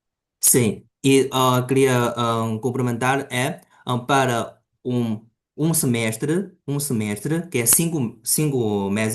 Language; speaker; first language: Portuguese; non-native, fluent; Chinese